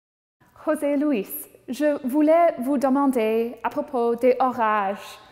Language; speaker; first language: French; non-native, local second language; English